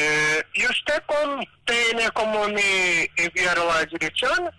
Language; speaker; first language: Spanish; non-native, learner; Portuguese